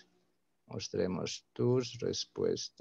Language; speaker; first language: Spanish; non-native, fluent; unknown